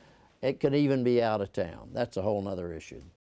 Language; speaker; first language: English; native; English